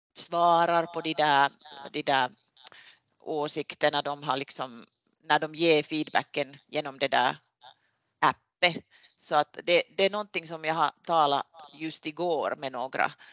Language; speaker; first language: Swedish; non-native, local second language; Finnish